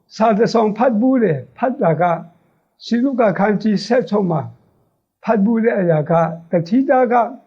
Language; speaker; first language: Burmese; non-native, local second language; Hakha Chin